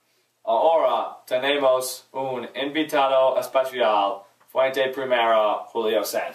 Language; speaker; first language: Spanish; non-native, learner; English